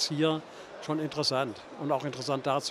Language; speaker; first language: German; native; German